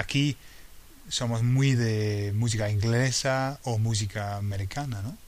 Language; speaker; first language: Spanish; non-native, fluent; English